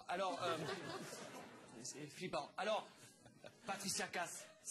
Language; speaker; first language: French; native; French